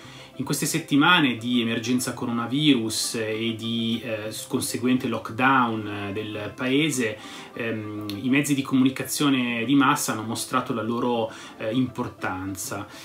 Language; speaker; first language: Italian; native; Italian